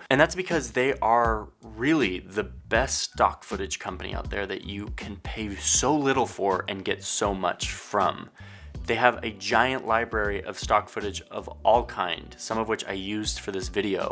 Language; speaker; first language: English; native; English